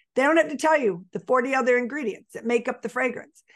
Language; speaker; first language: English; native; English